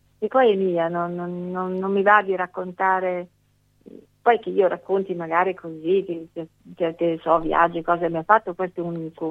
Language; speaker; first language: Italian; native; Italian